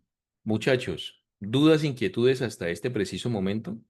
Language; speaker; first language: Spanish; native; Spanish